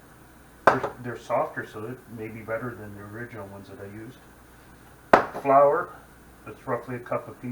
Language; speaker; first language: English; native; English